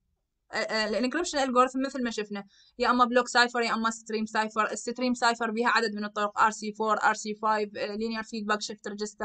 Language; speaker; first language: Arabic; native; Arabic